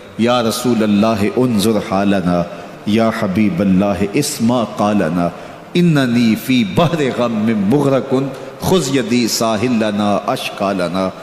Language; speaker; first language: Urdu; non-native, local second language; Punjabi